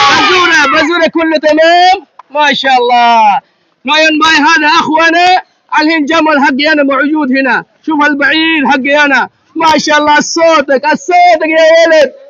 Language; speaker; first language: Arabic; non-native, learner; Bangla